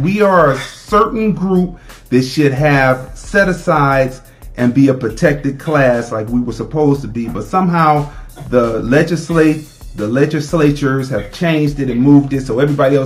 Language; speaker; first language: English; native; English